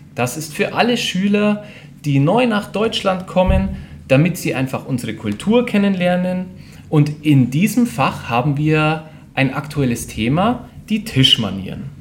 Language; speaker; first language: German; native; German